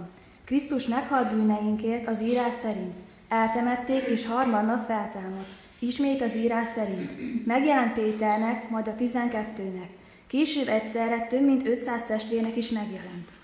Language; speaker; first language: Hungarian; native; Hungarian